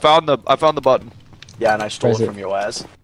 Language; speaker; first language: English; native; English